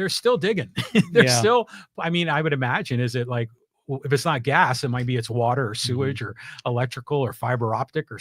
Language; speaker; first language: English; native; English